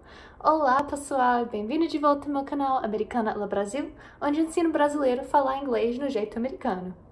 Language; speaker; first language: Portuguese; non-native, fluent; English